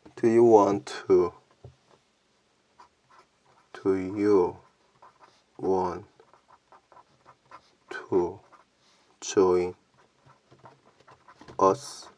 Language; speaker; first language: English; non-native, learner; Korean